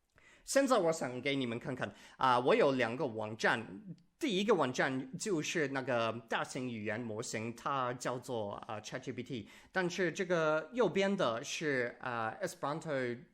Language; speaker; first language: Chinese; non-native, learner; English